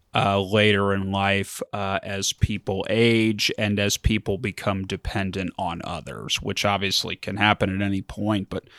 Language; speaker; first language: English; early bilingual, other home language; German